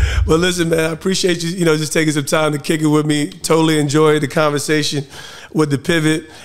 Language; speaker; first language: English; native; English